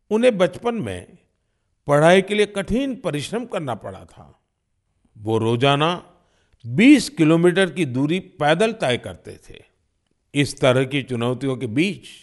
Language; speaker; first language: Hindi; non-native, local second language; Gujarati